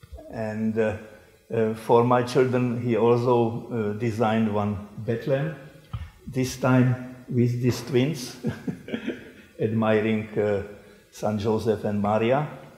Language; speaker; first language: English; non-native, fluent; Czech